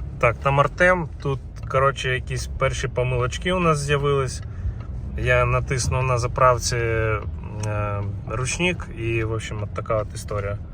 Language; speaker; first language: Ukrainian; non-native, local second language; Russian